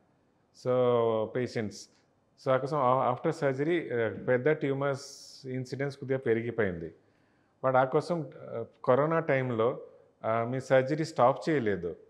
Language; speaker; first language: Telugu; non-native, learner; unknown